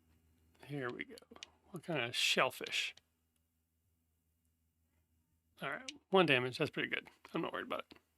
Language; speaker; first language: English; native; English